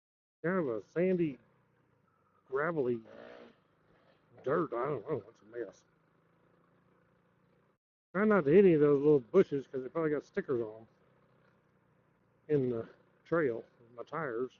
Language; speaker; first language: English; native; English